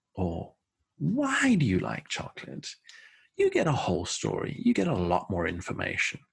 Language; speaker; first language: English; native; English